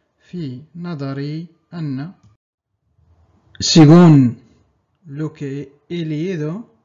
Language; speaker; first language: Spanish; non-native, fluent; Arabic